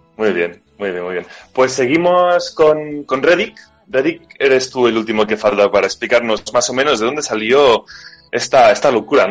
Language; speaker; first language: Spanish; native; Spanish